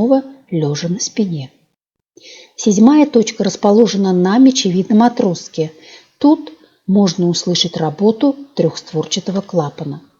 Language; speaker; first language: Russian; native; Russian